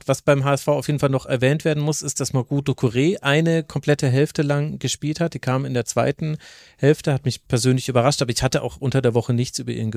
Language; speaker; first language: German; native; German